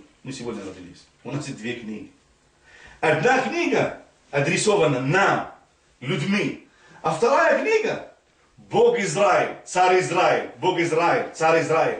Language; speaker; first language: Russian; non-native, fluent; Arabic